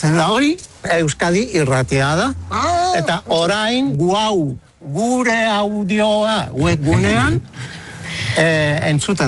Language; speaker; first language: Basque; non-native, fluent; Spanish